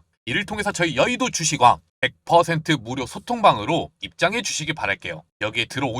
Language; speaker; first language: Korean; native; Korean